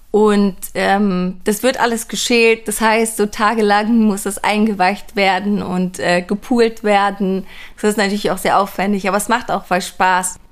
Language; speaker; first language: German; early bilingual, other home language; Persian